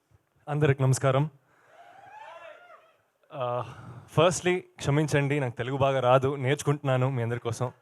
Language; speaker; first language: Telugu; non-native, learner; Kannada